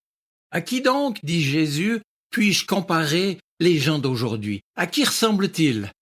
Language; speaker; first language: French; native; French